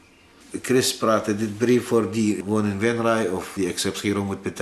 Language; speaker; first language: Dutch; non-native, learner; Arabic